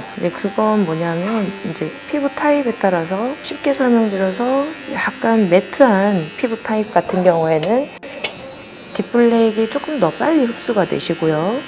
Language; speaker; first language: Korean; native; Korean